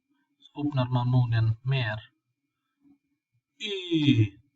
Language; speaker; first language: Swedish; non-native, fluent; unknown